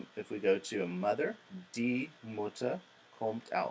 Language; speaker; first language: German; non-native, fluent; English